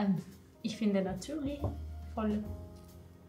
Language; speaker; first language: German; non-native, learner; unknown